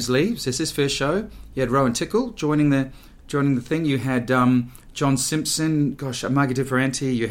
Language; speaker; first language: English; native; English